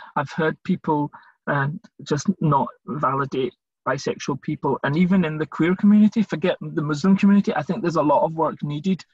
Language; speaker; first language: English; native; English